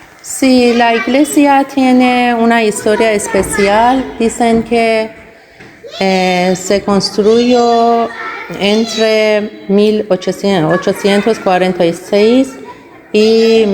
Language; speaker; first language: Spanish; non-native, learner; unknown